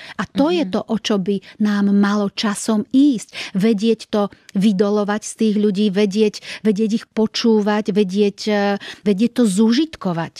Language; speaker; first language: Slovak; native; Slovak